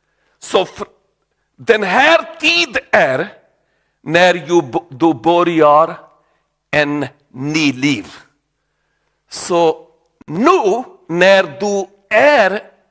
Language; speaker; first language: Swedish; non-native, learner; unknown